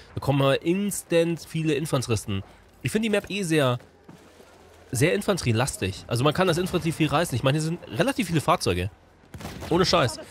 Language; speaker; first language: German; native; German